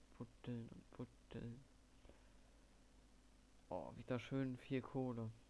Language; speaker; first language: German; native; German